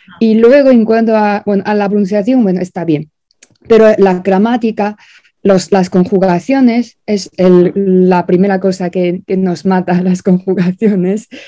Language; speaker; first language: Spanish; non-native, fluent; Chinese